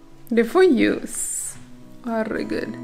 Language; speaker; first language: Swedish; non-native, learner; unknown